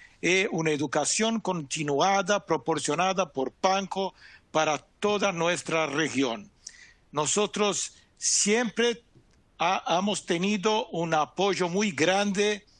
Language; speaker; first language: Spanish; non-native, fluent; Portuguese